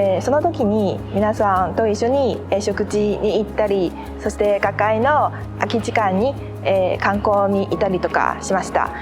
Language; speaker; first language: Japanese; non-native, fluent; Chinese